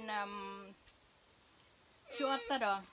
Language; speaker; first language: Swedish; non-native, learner; Thai